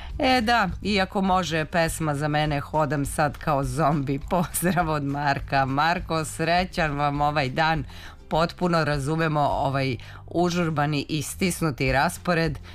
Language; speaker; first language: Serbian; native; Serbian